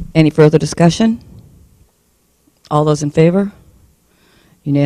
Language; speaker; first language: English; native; English